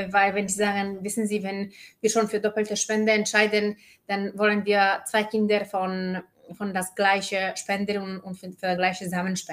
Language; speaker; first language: German; non-native, fluent; Polish